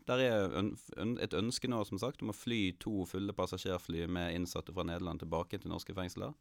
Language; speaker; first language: Norwegian; native; Norwegian